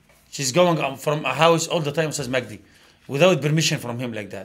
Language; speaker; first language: English; non-native, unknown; Arabic